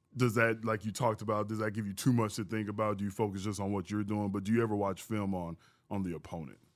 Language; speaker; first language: English; early bilingual, other home language; Yoruba